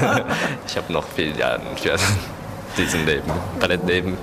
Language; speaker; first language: German; non-native, learner; Japanese